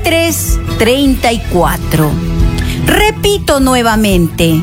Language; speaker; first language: Spanish; native; Spanish